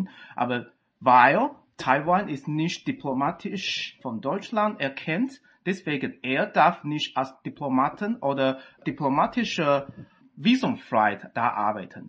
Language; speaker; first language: German; non-native, fluent; Chinese